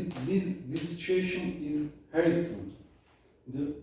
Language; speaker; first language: English; non-native, learner; Turkish